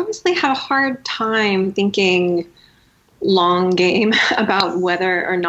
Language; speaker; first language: English; native; English